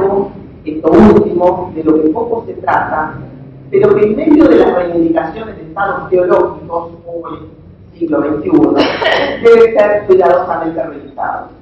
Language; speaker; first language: Spanish; native; Spanish